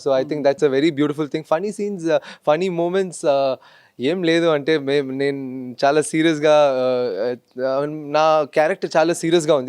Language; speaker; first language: Telugu; non-native, fluent; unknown